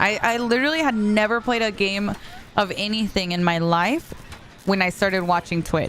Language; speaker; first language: English; early bilingual, heritage; Spanish